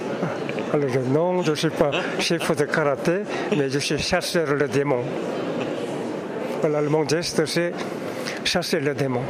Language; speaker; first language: French; non-native, fluent; Korean